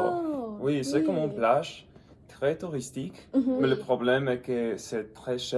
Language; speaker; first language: French; non-native, learner; English